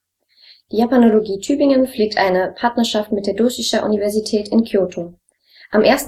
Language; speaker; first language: German; native; German